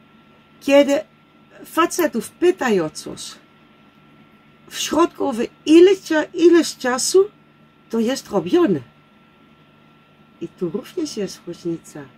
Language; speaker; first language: Polish; non-native, learner; Dutch